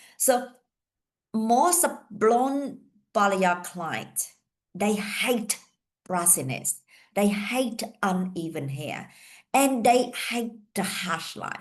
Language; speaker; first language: English; non-native, fluent; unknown